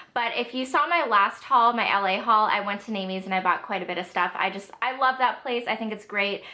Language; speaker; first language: English; native; English